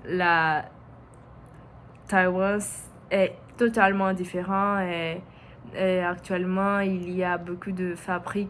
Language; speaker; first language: French; non-native, learner; Portuguese